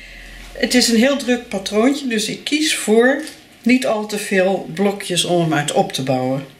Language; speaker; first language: Dutch; native; Dutch